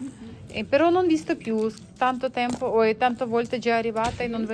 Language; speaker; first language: Italian; non-native, learner; Russian